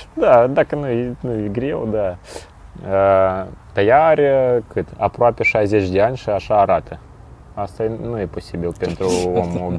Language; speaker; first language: Romanian; non-native, local second language; Russian